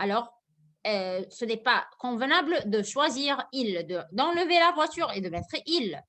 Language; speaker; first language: French; non-native, fluent; Arabic